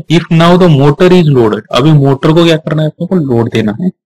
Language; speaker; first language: Hindi; non-native, local second language; Marathi